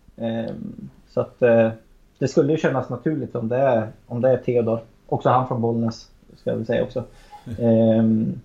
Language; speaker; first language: Swedish; native; Swedish